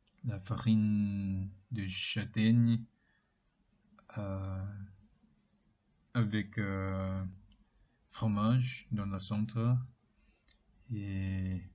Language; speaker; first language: French; non-native, learner; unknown